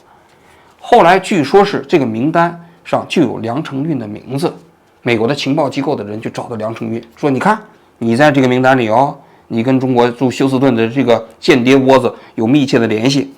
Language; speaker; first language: Chinese; native; Chinese